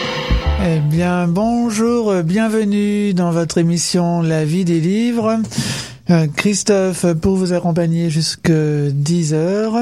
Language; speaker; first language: French; native; French